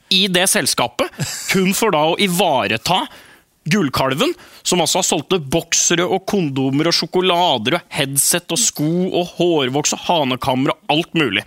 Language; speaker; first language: Norwegian; native; Norwegian